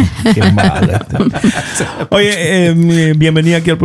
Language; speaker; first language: Spanish; native; Spanish